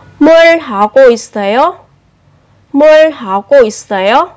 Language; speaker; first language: Korean; non-native, fluent; Vietnamese